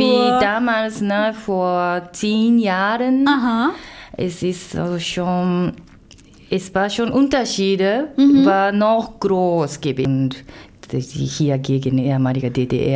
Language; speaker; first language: German; non-native, learner; Japanese